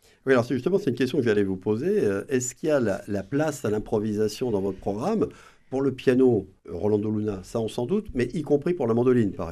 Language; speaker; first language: French; native; French